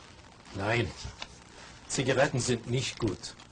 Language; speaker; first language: German; non-native, fluent; English